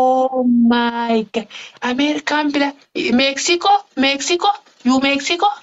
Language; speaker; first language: English; non-native, learner; Arabic